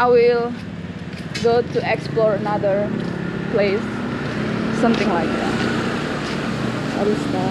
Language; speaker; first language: English; non-native, learner; Indonesian